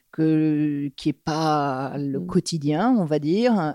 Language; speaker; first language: French; native; French